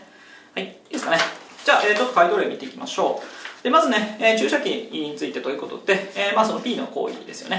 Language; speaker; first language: Japanese; native; Japanese